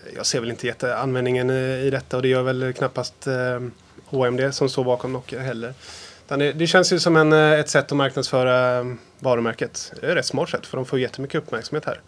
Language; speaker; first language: Swedish; native; Swedish